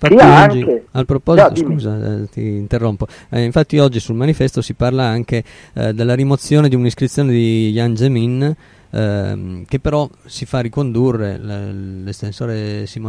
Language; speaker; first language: Italian; native; Italian